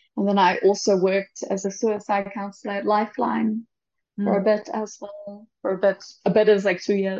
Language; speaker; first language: English; native; English